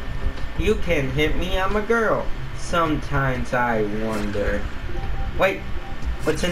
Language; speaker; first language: English; native; English